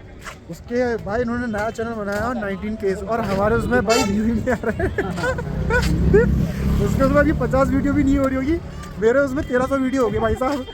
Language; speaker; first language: Hindi; native; Hindi